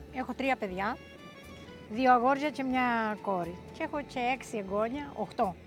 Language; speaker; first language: Greek; native; Greek